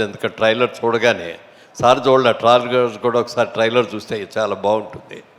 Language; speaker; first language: Telugu; native; Telugu